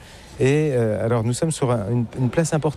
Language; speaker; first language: French; native; French